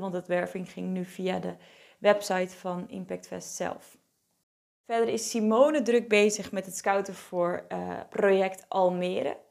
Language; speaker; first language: Dutch; native; Dutch